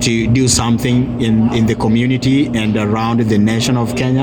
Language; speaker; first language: English; non-native, local second language; Luo (Kenya and Tanzania)